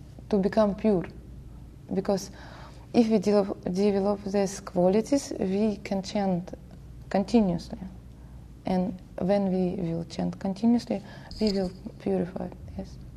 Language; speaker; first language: English; non-native, learner; Russian